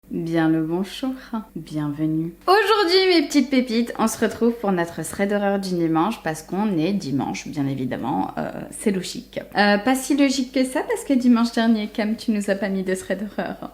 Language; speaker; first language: French; native; French